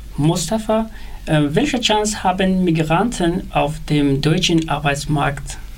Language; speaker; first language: German; non-native, learner; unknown